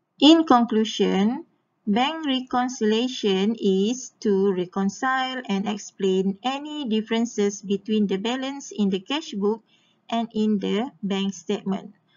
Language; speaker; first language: English; non-native, local second language; Malay